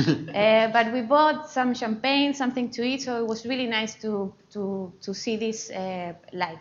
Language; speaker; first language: English; non-native, fluent; Spanish